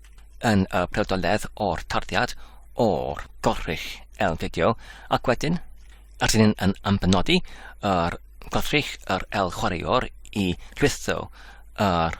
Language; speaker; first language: Welsh; non-native, learner; English